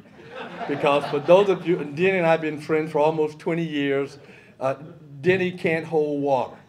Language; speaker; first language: English; native; English